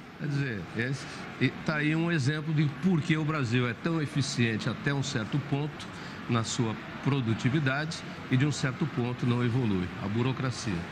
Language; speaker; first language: Portuguese; native; Portuguese